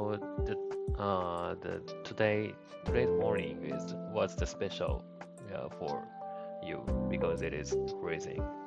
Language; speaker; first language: English; non-native, learner; Japanese